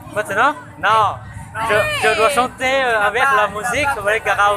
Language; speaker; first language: French; non-native, learner; Hmong